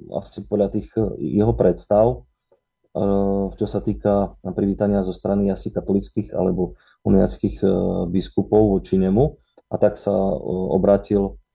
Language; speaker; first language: Slovak; native; Slovak